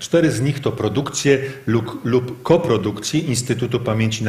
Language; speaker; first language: Polish; native; Polish